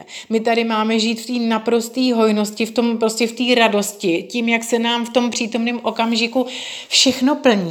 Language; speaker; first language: Czech; native; Czech